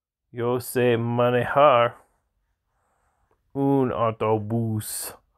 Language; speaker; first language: Spanish; non-native, learner; English